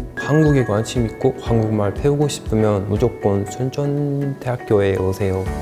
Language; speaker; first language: Korean; non-native, fluent; Uzbek